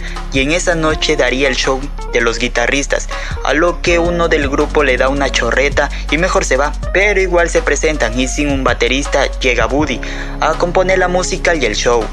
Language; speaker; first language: Spanish; native; Spanish